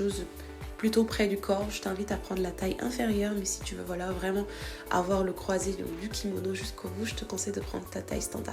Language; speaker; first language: French; native; French